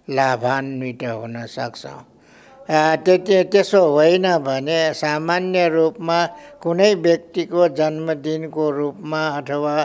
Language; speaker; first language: Nepali; non-native, local second language; Newari